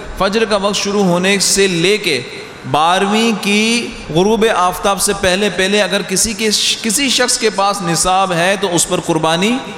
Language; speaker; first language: Urdu; native; Urdu